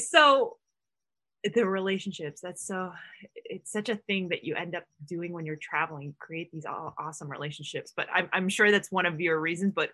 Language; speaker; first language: English; non-native, local second language; Filipino